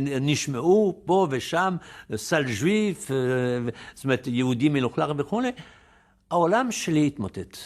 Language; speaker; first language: Hebrew; non-native, fluent; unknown